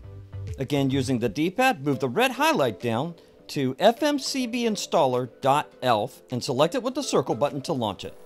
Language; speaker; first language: English; native; English